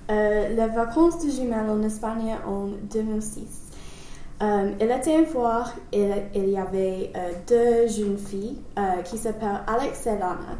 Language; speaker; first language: French; non-native, learner; English